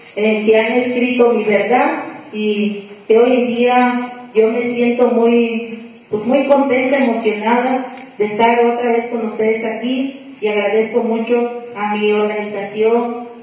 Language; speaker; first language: Spanish; non-native, local second language; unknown